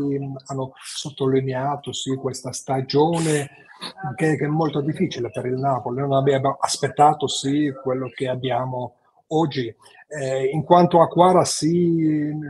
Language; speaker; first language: Italian; non-native, fluent; Georgian